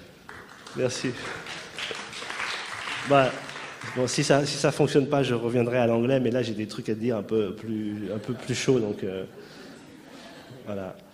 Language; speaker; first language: French; native; French